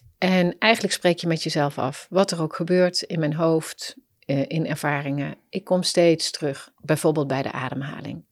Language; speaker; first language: Dutch; native; Dutch